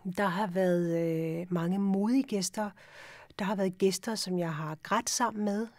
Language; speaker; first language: Danish; early bilingual, other home language; Urdu